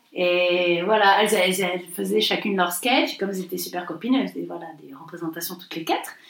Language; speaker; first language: French; native; French